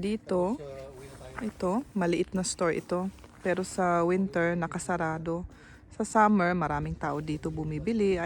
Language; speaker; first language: Filipino; native; Filipino